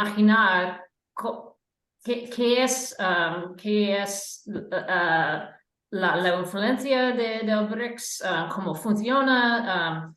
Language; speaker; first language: Spanish; non-native, fluent; English